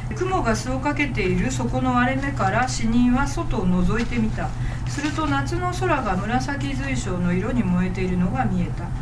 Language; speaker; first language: Japanese; native; Japanese